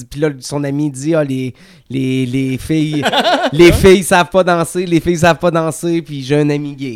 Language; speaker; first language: French; native; French